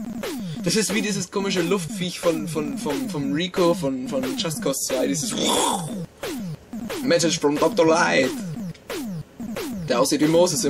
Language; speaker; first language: German; native; German